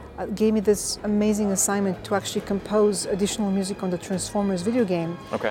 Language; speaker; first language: English; non-native, fluent; Bulgarian